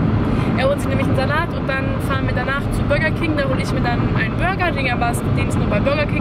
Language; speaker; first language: German; native; German